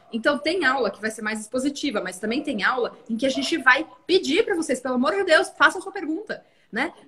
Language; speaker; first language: Portuguese; native; Portuguese